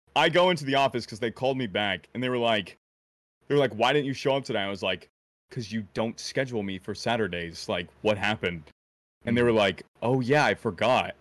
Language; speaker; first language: English; native; English